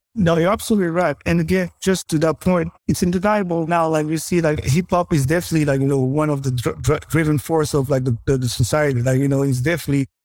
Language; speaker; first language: English; non-native, fluent; French